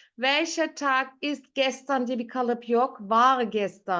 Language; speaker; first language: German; non-native, fluent; Turkish